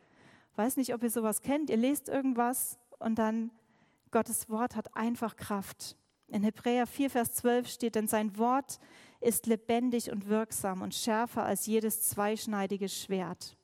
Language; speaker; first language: German; native; German